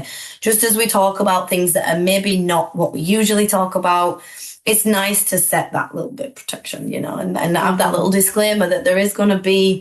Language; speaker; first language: English; native; English